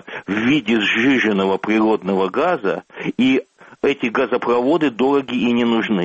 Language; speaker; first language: Russian; native; Russian